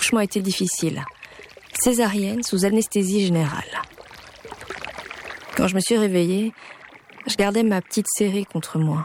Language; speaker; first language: French; native; French